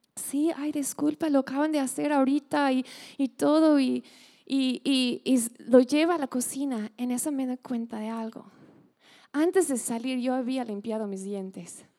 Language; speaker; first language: Spanish; non-native, fluent; English